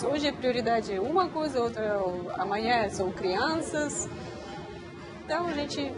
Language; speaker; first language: Portuguese; non-native, fluent; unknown